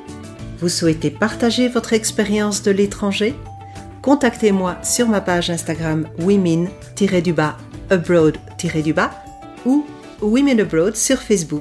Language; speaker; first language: French; native; French